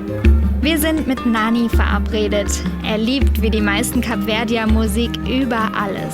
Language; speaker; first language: German; native; German